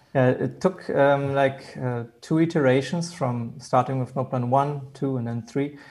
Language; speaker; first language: English; non-native, fluent; German